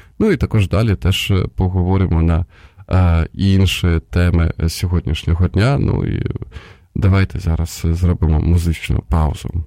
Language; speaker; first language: Ukrainian; non-native, local second language; Russian